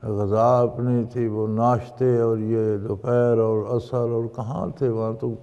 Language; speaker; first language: Urdu; non-native, local second language; Punjabi